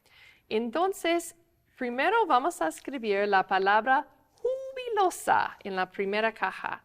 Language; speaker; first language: Spanish; non-native, fluent; English